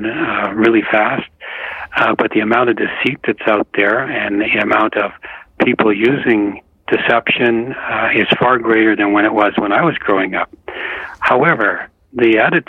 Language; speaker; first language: English; native; English